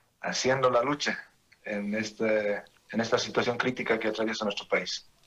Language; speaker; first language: Spanish; native; Spanish